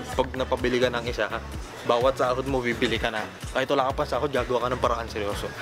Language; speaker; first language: Filipino; native; Filipino